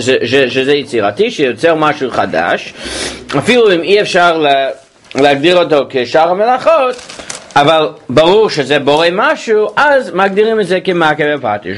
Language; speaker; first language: Hebrew; non-native, fluent; English